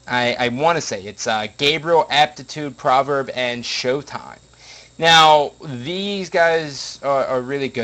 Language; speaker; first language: English; native; English